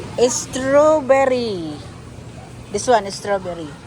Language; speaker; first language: English; non-native, learner; Filipino